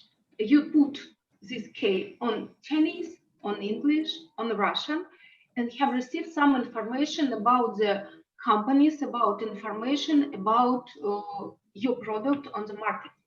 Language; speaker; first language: English; non-native, learner; Russian